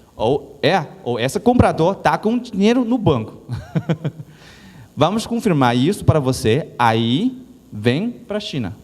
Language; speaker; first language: Portuguese; non-native, learner; Chinese